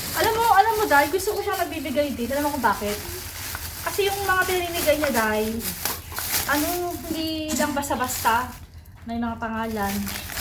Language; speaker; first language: Filipino; native; Filipino